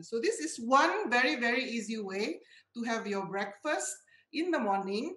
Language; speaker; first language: English; non-native, local second language; Malay